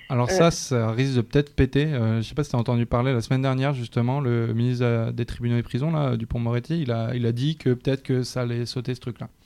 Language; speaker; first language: French; native; French